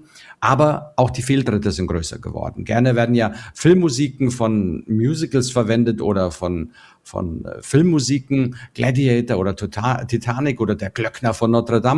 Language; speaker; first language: German; native; German